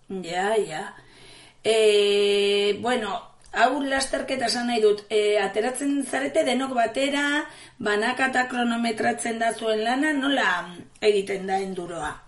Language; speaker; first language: Basque; native; Basque